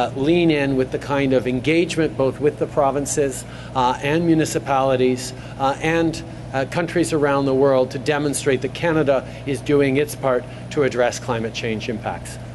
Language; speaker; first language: English; native; English